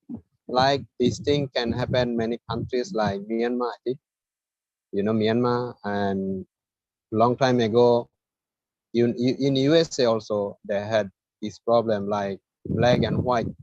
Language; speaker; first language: English; non-native, fluent; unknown